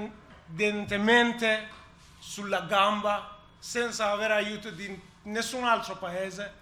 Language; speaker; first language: Italian; non-native, learner; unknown